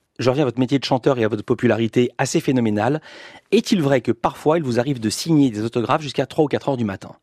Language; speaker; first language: French; native; French